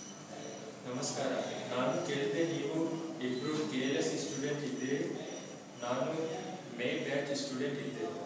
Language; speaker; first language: Kannada; non-native, learner; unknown